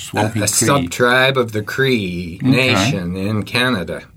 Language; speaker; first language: English; native; English